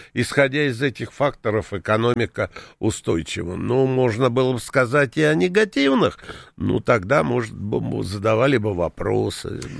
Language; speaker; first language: Russian; native; Russian